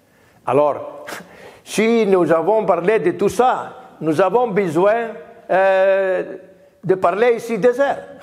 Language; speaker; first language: French; non-native, learner; Greek